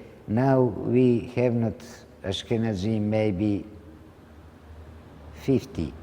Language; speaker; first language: English; non-native, learner; Ladino